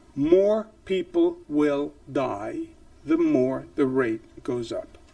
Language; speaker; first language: English; native; English